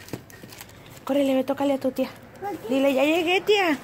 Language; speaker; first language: Spanish; native; Spanish